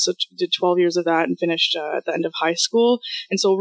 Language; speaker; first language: English; non-native, fluent; Russian